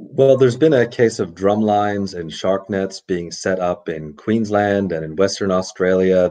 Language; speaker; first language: English; native; English